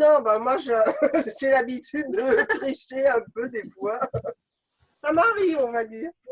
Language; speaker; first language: French; native; French